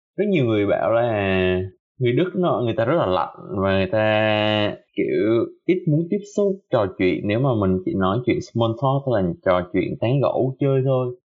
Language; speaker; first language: Vietnamese; native; Vietnamese